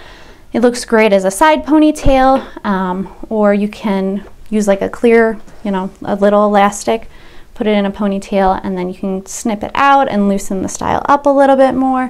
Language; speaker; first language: English; native; English